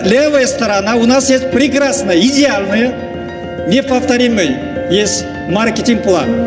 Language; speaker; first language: Russian; non-native, learner; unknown